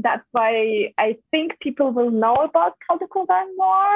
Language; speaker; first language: English; non-native, fluent; Kazakh